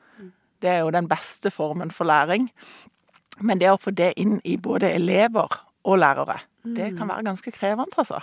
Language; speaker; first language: Norwegian; native; Norwegian